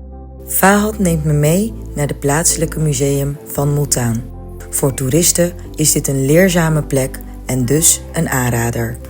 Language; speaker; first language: Dutch; early bilingual, other home language; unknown